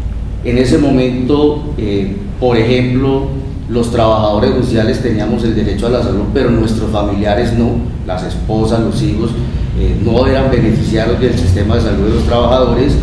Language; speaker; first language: Spanish; native; Spanish